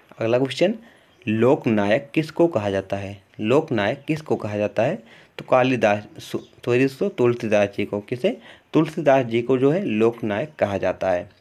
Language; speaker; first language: Hindi; native; Hindi